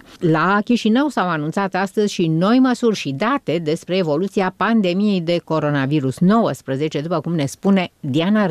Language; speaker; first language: Romanian; native; Romanian